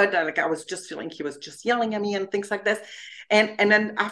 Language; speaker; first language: English; non-native, fluent; French